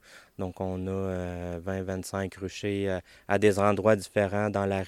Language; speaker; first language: French; native; French